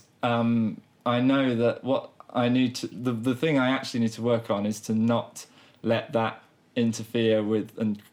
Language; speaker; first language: English; native; English